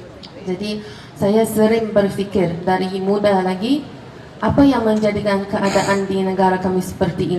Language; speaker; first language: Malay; non-native, fluent; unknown